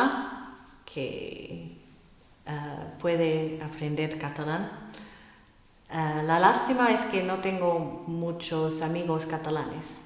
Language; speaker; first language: Spanish; non-native, fluent; English